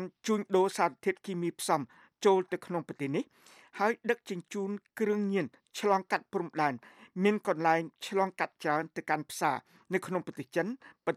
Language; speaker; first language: Khmer; native; Khmer